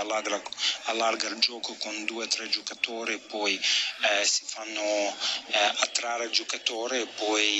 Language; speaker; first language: Italian; non-native, fluent; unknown